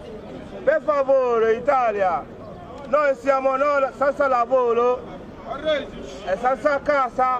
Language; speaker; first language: Italian; non-native, learner; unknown